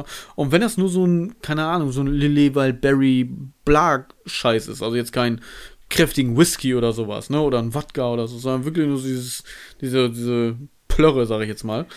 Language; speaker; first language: German; native; German